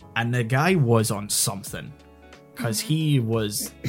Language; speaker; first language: English; native; English